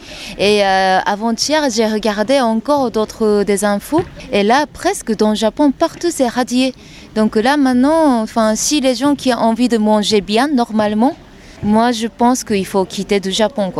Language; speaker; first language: French; non-native, fluent; Japanese